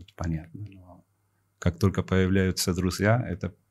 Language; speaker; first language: Russian; non-native, fluent; Spanish